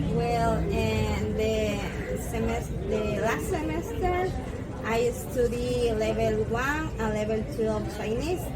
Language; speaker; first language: English; non-native, learner; Spanish